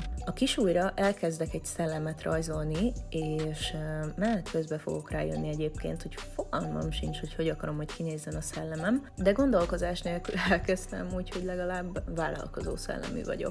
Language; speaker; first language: Hungarian; native; Hungarian